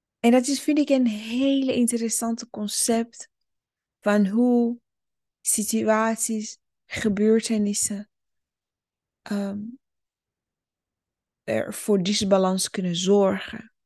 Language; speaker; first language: Dutch; early bilingual, other home language; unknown